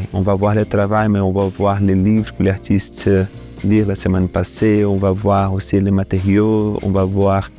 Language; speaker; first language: French; non-native, fluent; Portuguese